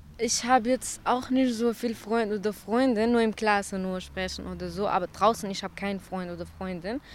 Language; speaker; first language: German; non-native, learner; Central Kurdish